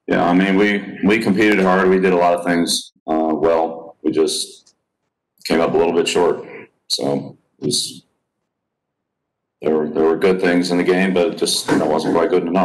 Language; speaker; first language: English; native; English